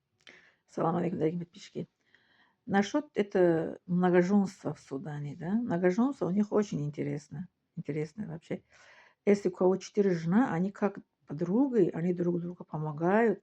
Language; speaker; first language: Russian; non-native, local second language; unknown